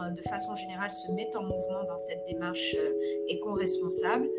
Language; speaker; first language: French; native; French